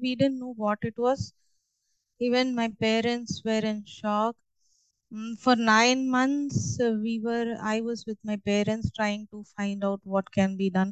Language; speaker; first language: English; non-native, local second language; Tamil